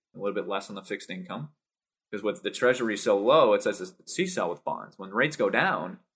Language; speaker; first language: English; native; English